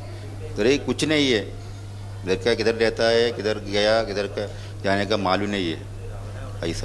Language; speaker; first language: Hindi; non-native, local second language; Malayalam